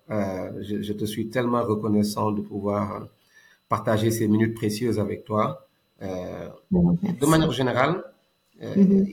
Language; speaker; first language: French; non-native, local second language; Wolof